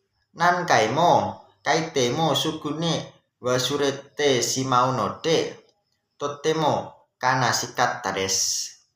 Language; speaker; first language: Japanese; non-native, learner; Indonesian